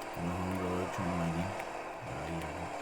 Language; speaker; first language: Persian; native; Persian